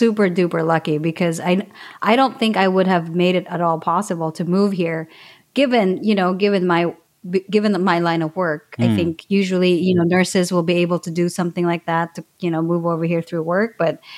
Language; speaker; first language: English; non-native, local second language; Filipino